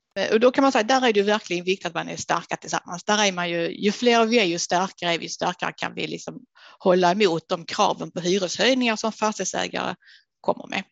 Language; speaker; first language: Swedish; native; Swedish